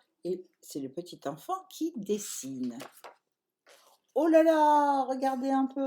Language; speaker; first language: French; native; French